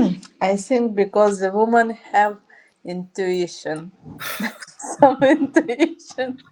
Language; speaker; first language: English; non-native, learner; Ukrainian